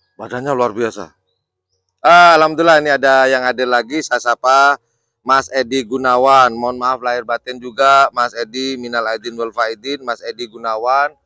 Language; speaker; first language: Indonesian; native; Indonesian